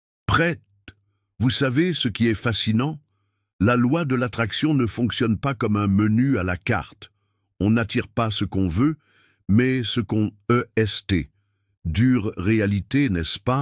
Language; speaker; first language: French; native; French